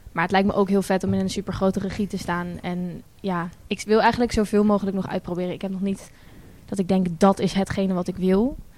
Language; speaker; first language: Dutch; native; Dutch